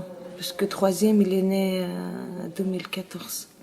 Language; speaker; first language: French; non-native, learner; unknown